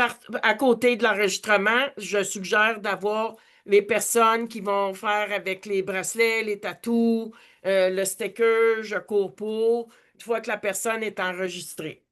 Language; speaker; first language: French; native; French